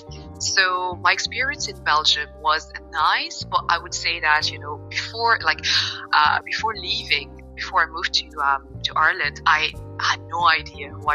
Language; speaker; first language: English; non-native, fluent; French